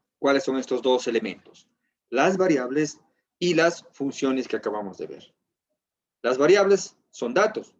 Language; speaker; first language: Spanish; native; Spanish